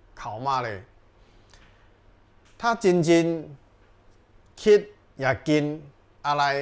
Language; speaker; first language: Thai; non-native, learner; Chinese